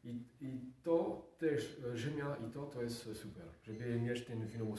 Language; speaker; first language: Polish; non-native, learner; French